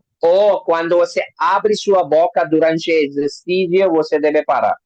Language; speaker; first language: Portuguese; non-native, learner; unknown